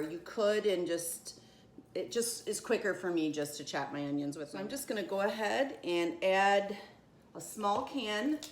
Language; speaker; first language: English; native; English